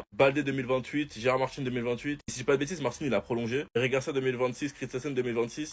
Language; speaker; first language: French; native; French